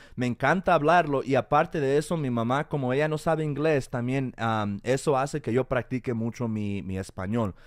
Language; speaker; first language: Spanish; early bilingual, heritage; Spanish